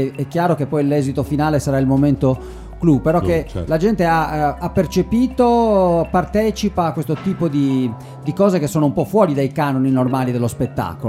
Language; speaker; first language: Italian; native; Italian